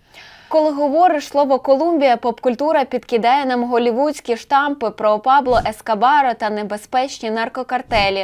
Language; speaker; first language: Ukrainian; native; Ukrainian